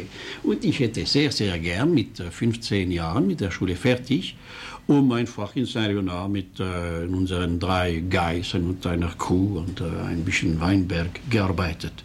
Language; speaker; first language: German; non-native, local second language; French